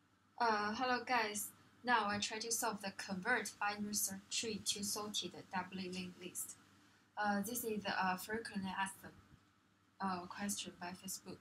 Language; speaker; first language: English; non-native, fluent; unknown